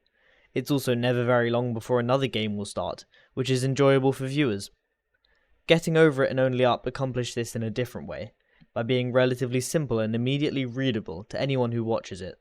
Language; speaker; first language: English; native; English